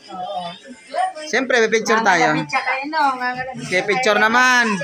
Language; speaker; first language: Filipino; native; Filipino